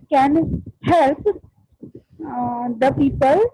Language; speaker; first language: English; non-native, learner; Hindi